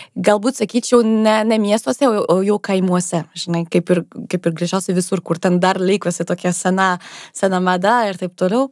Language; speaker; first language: Lithuanian; non-native, fluent; French